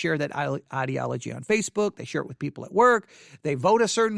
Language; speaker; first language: English; native; English